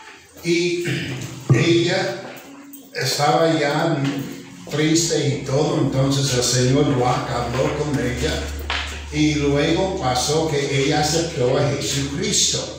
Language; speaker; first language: Spanish; non-native, fluent; English